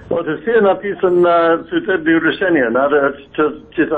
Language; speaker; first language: Russian; non-native, fluent; English